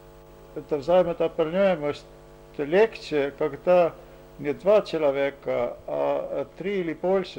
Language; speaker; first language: Russian; non-native, fluent; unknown